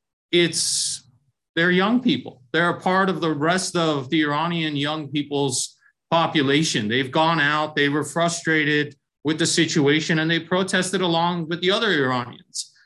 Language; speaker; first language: English; early bilingual, other home language; Persian